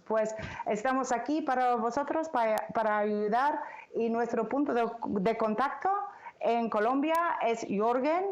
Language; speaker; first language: Spanish; non-native, fluent; English